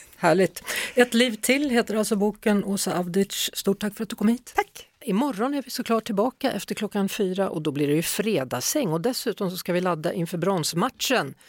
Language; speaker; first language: Swedish; native; Swedish